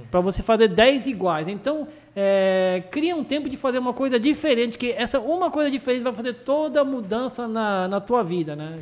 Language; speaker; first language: Portuguese; early bilingual, other home language; Japanese